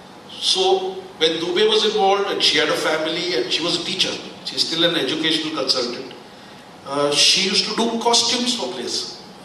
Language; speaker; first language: English; non-native, local second language; Hindi